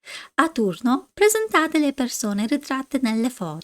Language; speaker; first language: Italian; non-native, fluent; English